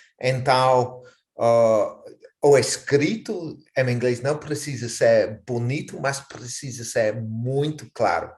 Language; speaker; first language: Portuguese; non-native, fluent; English